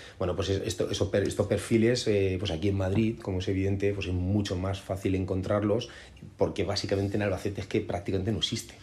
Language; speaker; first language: Spanish; native; Spanish